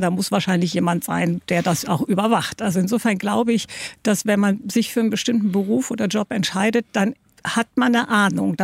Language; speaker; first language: German; native; German